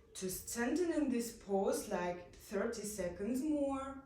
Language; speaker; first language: English; non-native, learner; Ukrainian